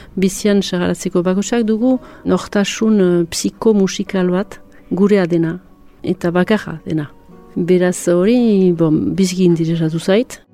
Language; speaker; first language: Basque; native; Basque